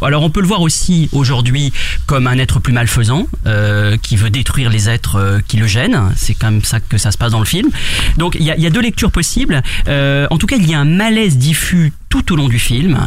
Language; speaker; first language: French; native; French